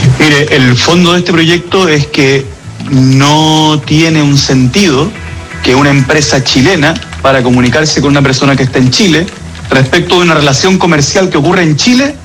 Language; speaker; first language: Spanish; native; Spanish